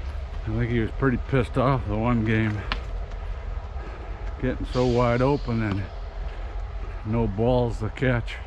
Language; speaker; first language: English; native; English